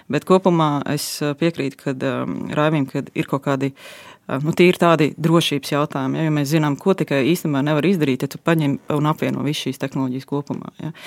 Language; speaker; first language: Latvian; native; Latvian